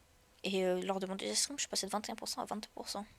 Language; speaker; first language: French; native; French